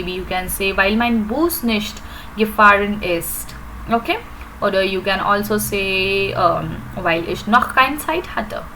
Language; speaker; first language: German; non-native, fluent; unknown